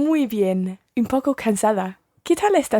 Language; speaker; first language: Spanish; non-native, learner; English